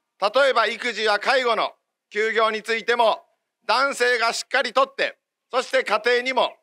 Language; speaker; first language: Japanese; native; Japanese